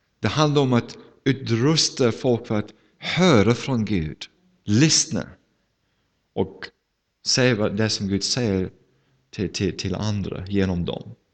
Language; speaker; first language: Swedish; non-native, fluent; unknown